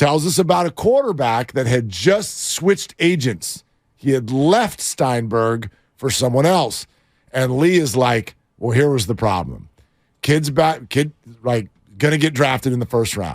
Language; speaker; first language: English; native; English